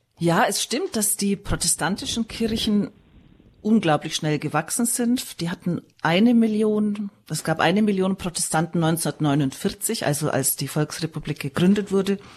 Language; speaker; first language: German; native; German